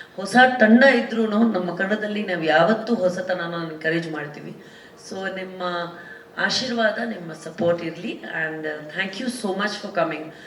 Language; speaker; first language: Kannada; non-native, local second language; Punjabi